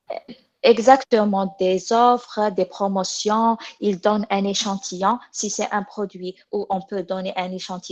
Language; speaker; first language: French; non-native, local second language; Arabic